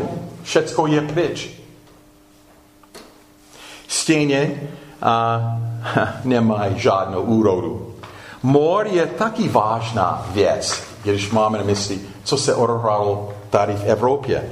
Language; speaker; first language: Czech; non-native, fluent; English